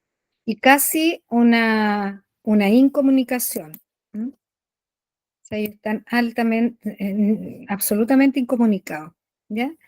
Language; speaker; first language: Spanish; native; Spanish